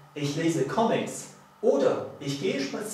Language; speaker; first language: German; non-native, learner; Polish